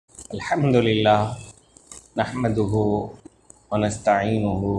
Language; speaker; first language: Arabic; non-native, fluent; Urdu